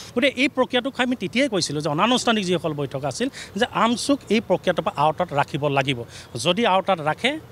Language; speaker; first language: Assamese; native; Assamese